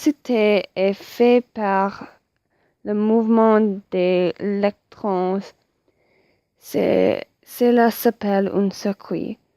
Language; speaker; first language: French; non-native, learner; English